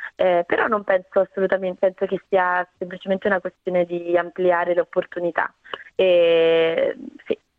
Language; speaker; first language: Italian; native; Italian